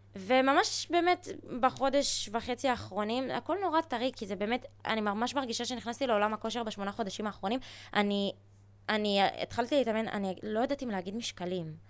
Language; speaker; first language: Hebrew; early bilingual, other home language; Russian